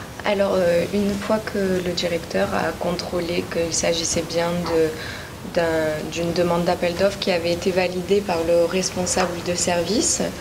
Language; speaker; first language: French; native; French